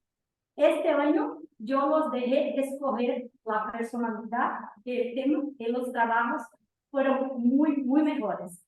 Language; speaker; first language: Spanish; non-native, fluent; Portuguese